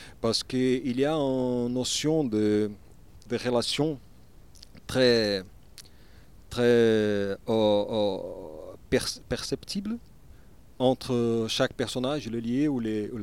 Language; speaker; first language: French; non-native, learner; Portuguese